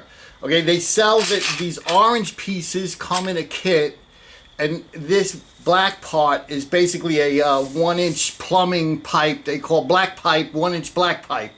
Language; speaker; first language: English; native; English